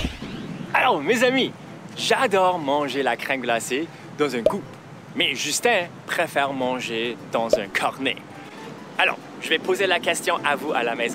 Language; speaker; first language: French; non-native, learner; English